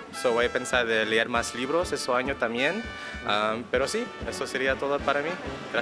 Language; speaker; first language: Spanish; non-native, learner; English